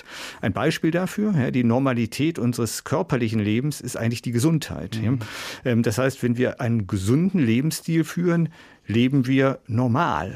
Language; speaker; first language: German; native; German